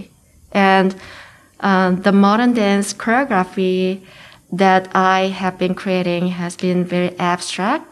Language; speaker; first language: English; non-native, fluent; Korean